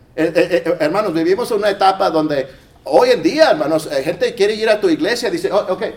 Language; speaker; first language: Spanish; early bilingual, heritage; Spanish